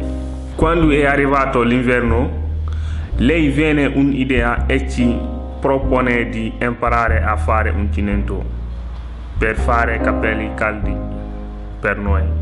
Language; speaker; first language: Italian; non-native, learner; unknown